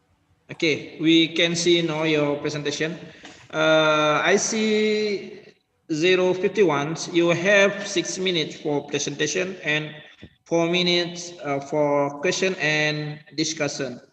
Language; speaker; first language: English; non-native, learner; Indonesian